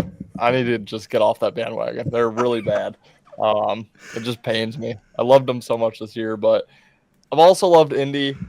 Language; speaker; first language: English; native; English